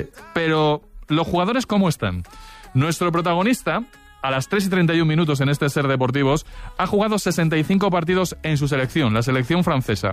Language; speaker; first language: Spanish; native; Spanish